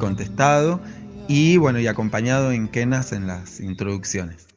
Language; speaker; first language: Spanish; native; Spanish